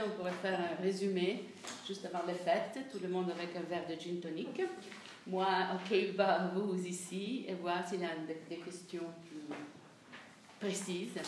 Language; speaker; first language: French; non-native, fluent; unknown